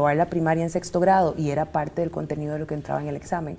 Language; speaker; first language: Spanish; native; Spanish